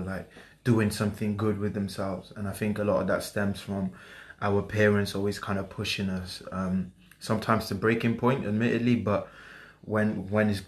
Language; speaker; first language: English; native; English